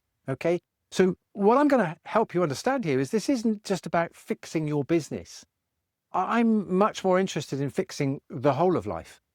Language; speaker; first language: English; native; English